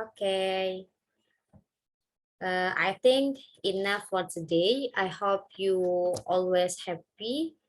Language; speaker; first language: English; non-native, learner; Indonesian